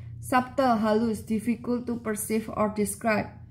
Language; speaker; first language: English; non-native, learner; Indonesian